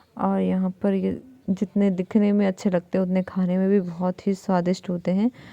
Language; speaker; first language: Hindi; native; Hindi